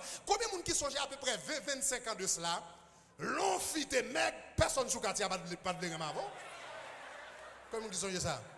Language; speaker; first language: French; non-native, local second language; Haitian Creole